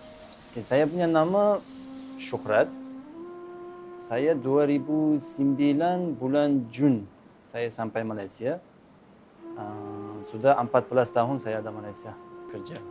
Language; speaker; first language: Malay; non-native, learner; Uzbek